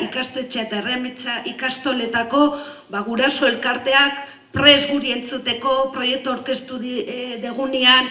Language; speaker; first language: Basque; native; Basque